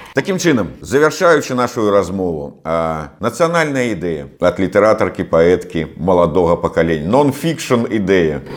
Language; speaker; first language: Belarusian; non-native, local second language; Russian